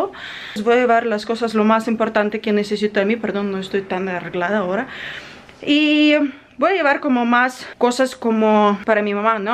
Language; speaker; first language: Spanish; non-native, learner; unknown